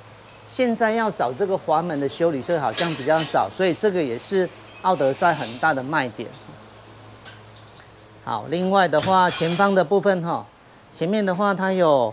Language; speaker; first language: Chinese; native; Chinese